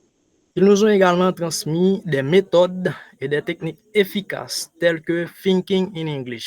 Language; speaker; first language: French; non-native, local second language; Haitian Creole